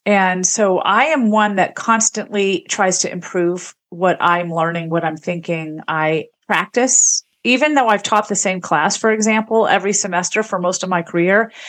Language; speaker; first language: English; native; English